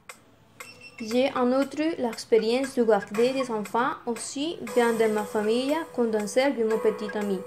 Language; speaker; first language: French; non-native, learner; Spanish